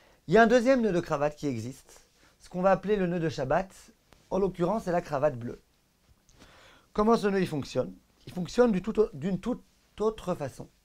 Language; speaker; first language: French; native; French